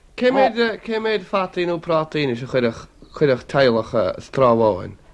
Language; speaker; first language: Irish; native; Irish